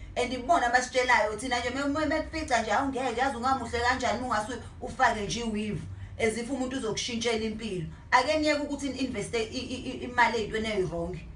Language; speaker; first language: Zulu; native; Zulu